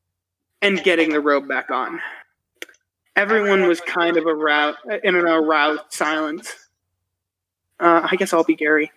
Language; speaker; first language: English; native; English